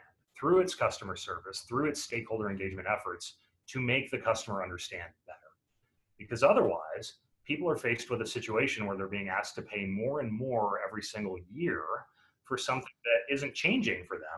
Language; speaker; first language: English; native; English